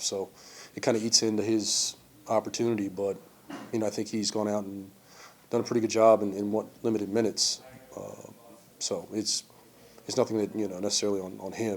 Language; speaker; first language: English; native; English